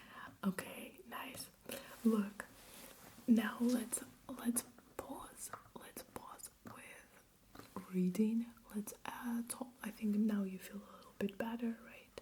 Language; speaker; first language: English; non-native, fluent; Russian